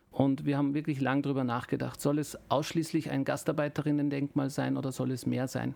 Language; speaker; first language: German; early bilingual, other home language; Turkish